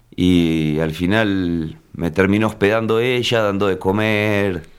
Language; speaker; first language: Spanish; native; Spanish